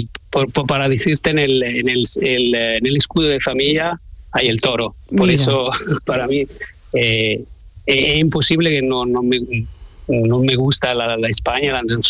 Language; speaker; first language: Spanish; non-native, learner; Italian